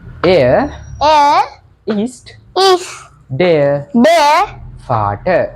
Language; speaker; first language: German; non-native, learner; Sinhala